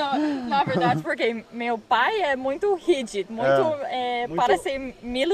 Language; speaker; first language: Portuguese; non-native, learner; English